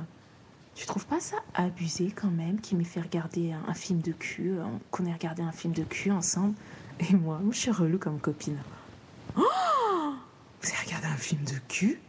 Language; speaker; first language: French; native; French